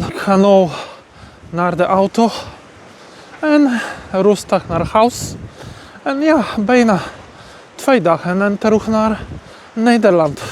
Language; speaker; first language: Dutch; non-native, learner; Polish